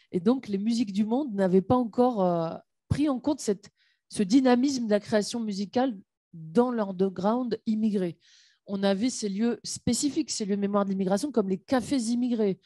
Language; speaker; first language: French; native; French